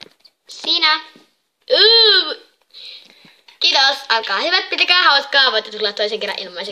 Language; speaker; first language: Finnish; native; Finnish